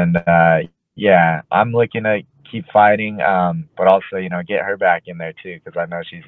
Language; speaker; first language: English; native; English